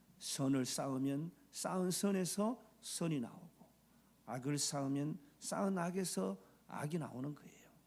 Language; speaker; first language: Korean; native; Korean